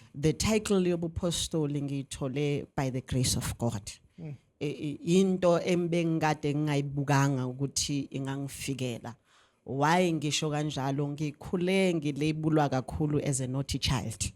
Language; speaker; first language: Zulu; native; Zulu